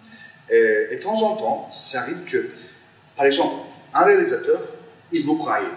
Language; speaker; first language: French; non-native, fluent; Turkish